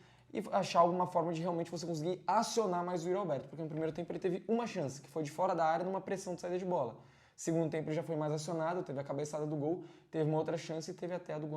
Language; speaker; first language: Portuguese; native; Portuguese